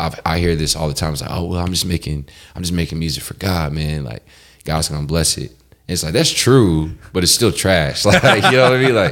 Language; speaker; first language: English; native; English